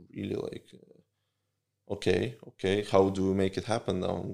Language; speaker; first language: English; early bilingual, other home language; Russian